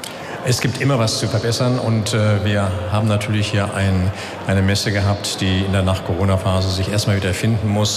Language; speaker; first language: German; native; German